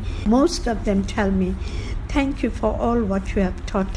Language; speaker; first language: English; non-native, local second language; Tamil